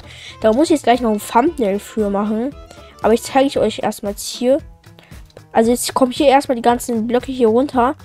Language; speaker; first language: German; native; German